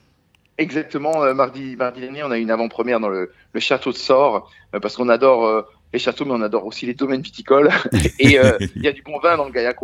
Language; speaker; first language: French; native; French